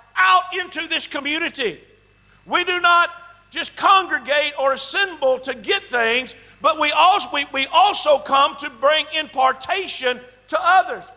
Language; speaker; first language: English; native; English